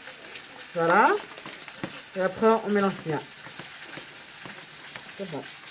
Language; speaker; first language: French; native; French